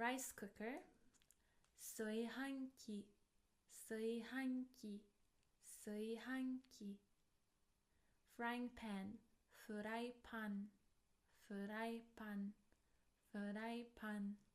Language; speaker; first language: Japanese; non-native, fluent; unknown